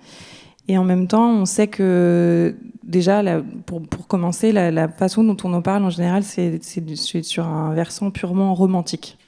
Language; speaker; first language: French; native; French